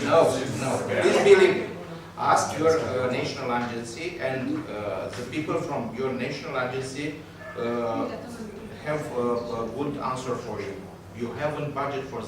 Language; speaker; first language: English; non-native, learner; Romanian